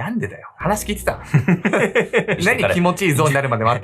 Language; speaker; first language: Japanese; native; Japanese